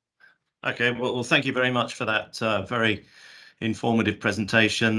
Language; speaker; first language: English; native; English